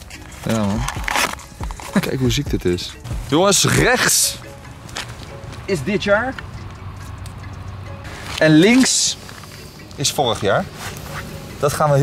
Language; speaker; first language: Dutch; native; Dutch